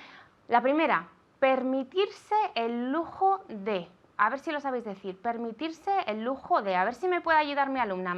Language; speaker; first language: Spanish; non-native, fluent; English